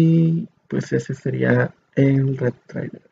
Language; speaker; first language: Spanish; native; Spanish